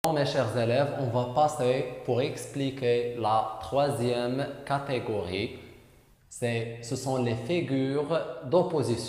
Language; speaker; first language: French; non-native, local second language; Arabic